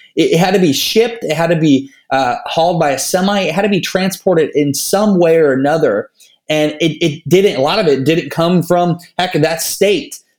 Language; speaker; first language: English; native; English